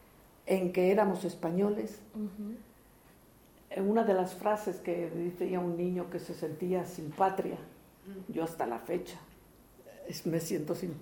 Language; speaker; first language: Spanish; early bilingual, heritage; Spanish